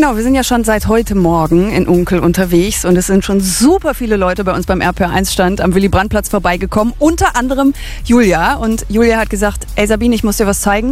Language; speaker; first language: German; native; German